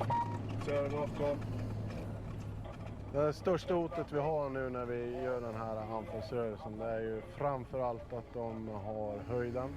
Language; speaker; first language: Swedish; native; Swedish